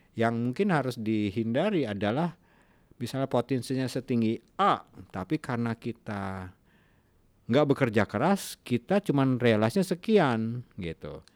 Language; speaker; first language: Indonesian; native; Indonesian